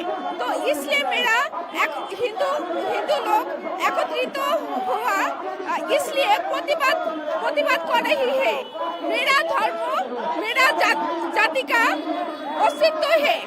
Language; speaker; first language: Hindi; non-native, learner; Bangla